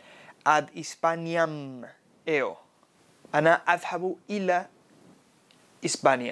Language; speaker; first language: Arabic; non-native, fluent; Spanish